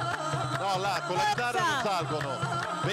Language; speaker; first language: Italian; native; Italian